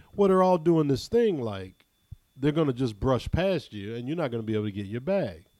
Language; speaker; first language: English; native; English